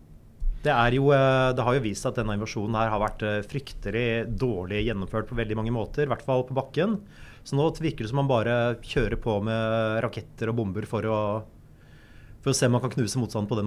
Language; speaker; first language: Norwegian; native; Norwegian